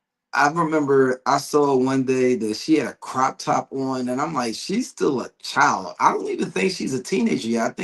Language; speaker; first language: English; native; English